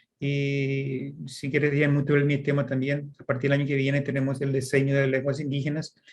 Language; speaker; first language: Spanish; early bilingual, heritage; Portuguese